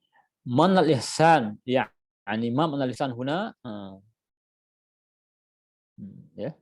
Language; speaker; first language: Arabic; non-native, fluent; Indonesian